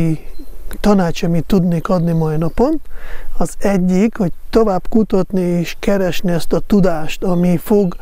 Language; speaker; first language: Hungarian; non-native, fluent; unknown